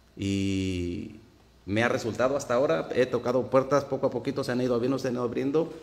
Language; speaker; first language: Spanish; native; Spanish